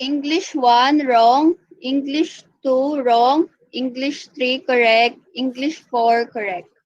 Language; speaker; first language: English; non-native, local second language; Filipino